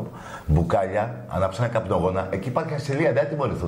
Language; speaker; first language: Greek; native; Greek